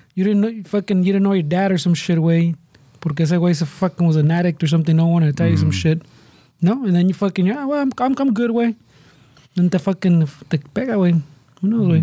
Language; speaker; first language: English; early bilingual, other home language; Spanish